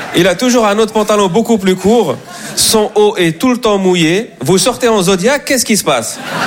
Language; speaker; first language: French; native; French